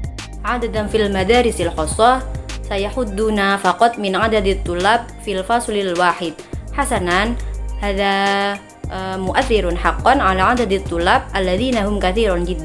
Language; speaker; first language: Arabic; non-native, learner; Indonesian